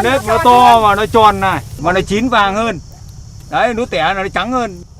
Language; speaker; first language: Vietnamese; native; Vietnamese